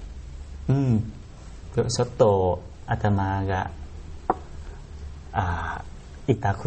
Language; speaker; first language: Japanese; non-native, learner; Thai